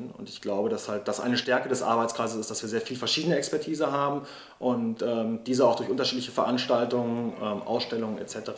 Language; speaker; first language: German; native; German